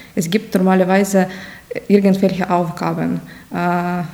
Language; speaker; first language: German; non-native, fluent; Ukrainian